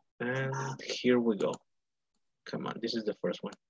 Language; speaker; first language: English; non-native, fluent; Spanish